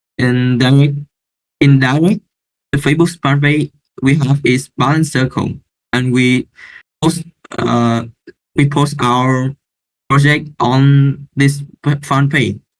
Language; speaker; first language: English; non-native, learner; Vietnamese